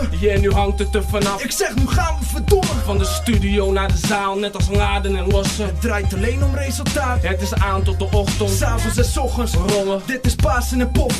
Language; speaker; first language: Dutch; native; Dutch